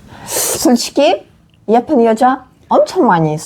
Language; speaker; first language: Korean; non-native, learner; Ukrainian